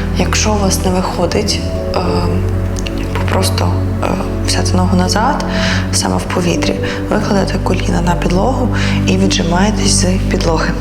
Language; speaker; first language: Ukrainian; native; Ukrainian